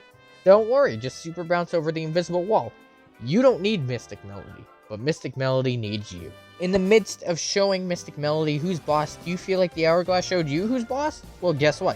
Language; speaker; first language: English; native; English